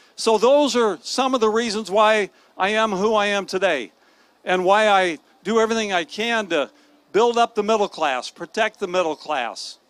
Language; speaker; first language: English; native; English